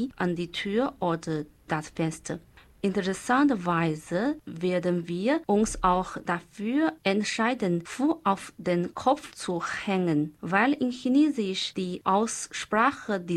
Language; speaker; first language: German; non-native, learner; Chinese